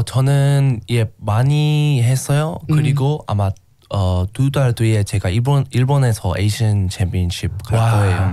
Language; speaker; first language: Korean; non-native, learner; English